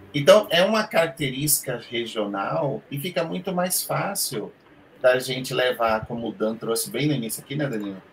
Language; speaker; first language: Portuguese; native; Portuguese